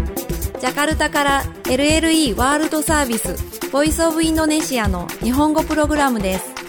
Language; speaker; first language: Japanese; non-native, fluent; Indonesian